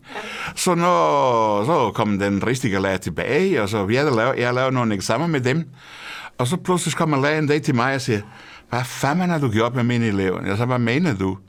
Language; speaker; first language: Danish; non-native, fluent; Portuguese